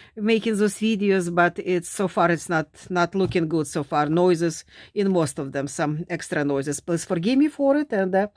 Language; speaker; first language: English; non-native, fluent; Slovak